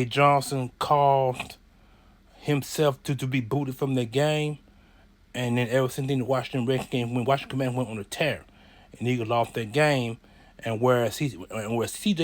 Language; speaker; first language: English; native; English